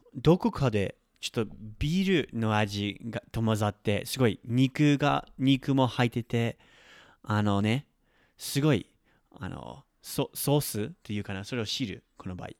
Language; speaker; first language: Japanese; non-native, fluent; English